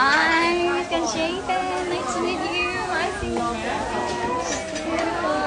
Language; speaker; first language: English; non-native, learner; Thai